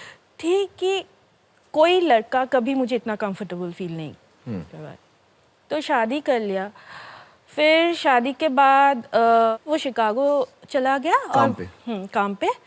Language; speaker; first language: Hindi; non-native, local second language; Bangla